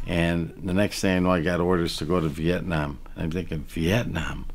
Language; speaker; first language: English; native; English